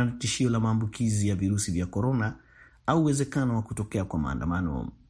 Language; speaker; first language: Swahili; non-native, local second language; Kikuyu